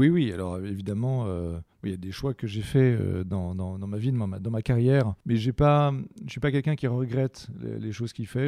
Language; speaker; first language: French; native; French